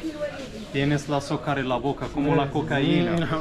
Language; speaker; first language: Spanish; non-native, fluent; Arabic